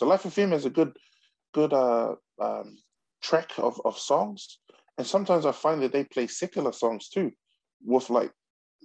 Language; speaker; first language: English; native; English